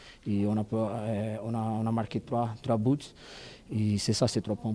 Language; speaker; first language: French; non-native, learner; Portuguese